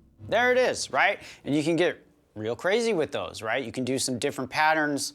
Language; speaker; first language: English; native; English